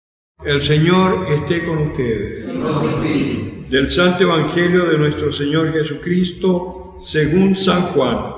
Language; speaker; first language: Spanish; native; Spanish